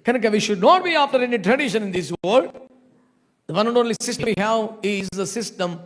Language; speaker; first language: English; non-native, local second language; Telugu